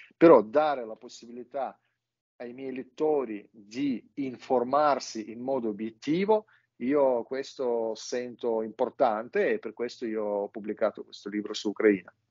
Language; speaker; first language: Italian; non-native, fluent; Russian